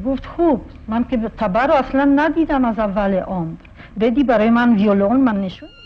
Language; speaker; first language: Persian; non-native, fluent; Polish